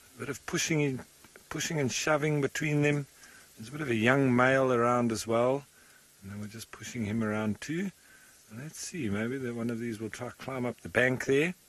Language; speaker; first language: English; native; English